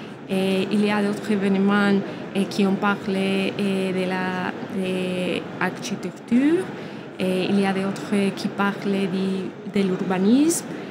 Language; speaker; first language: French; non-native, learner; Spanish